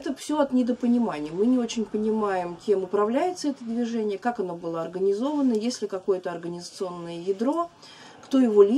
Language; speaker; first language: Russian; native; Russian